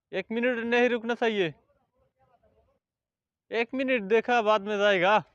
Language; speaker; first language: Hindi; non-native, learner; Bangla